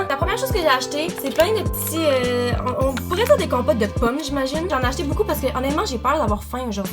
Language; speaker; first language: French; native; French